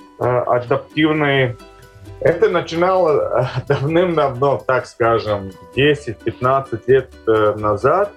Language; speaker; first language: Russian; non-native, local second language; Latvian